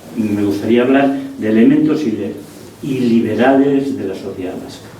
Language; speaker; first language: Spanish; non-native, local second language; Basque